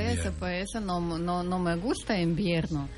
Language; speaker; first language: Spanish; non-native, fluent; Russian